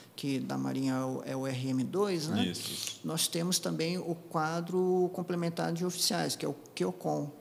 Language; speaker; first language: Portuguese; native; Portuguese